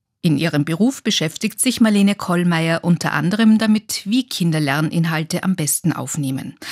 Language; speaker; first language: German; native; German